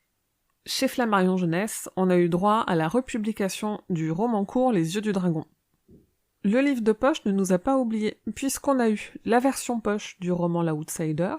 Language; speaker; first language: French; native; French